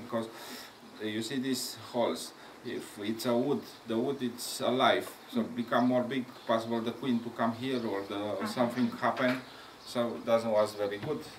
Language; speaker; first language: English; non-native, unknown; Romanian